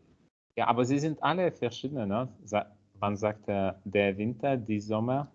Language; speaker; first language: German; non-native, learner; Italian